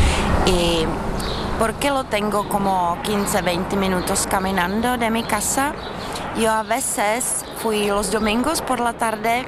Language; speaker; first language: Spanish; non-native, learner; Czech